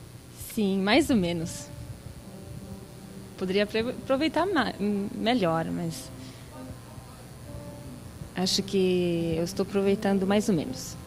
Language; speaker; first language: Portuguese; non-native, fluent; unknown